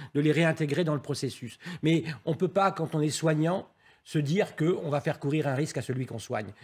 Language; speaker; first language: French; native; French